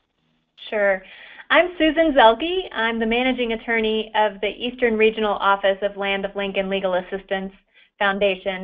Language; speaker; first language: English; native; English